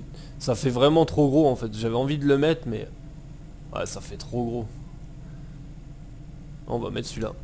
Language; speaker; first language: French; native; French